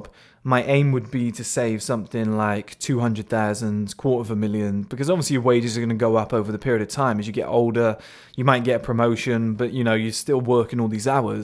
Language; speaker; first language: English; native; English